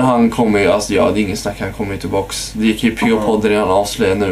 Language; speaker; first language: Swedish; native; Swedish